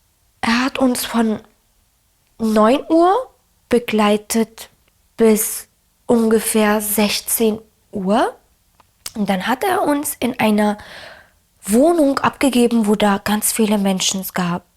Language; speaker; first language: German; early bilingual, other home language; Arabic